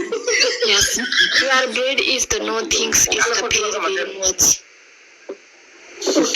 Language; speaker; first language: English; non-native, learner; Nepali